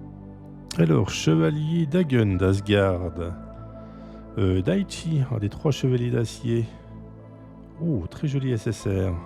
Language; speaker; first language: French; native; French